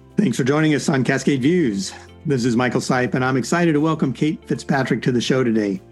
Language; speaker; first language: English; native; English